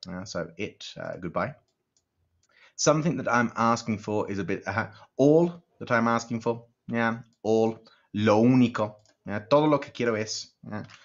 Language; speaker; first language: English; native; English